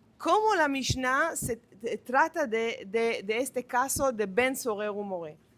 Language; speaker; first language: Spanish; non-native, fluent; Hebrew